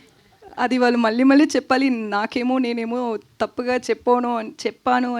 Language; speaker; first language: Telugu; non-native, learner; Tamil